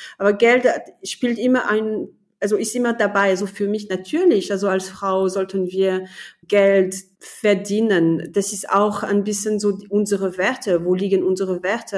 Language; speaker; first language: German; non-native, fluent; French